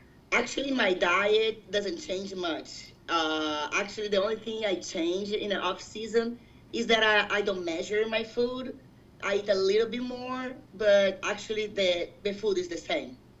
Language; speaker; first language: English; non-native, fluent; Portuguese